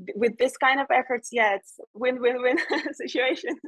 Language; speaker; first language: English; non-native, fluent; Ukrainian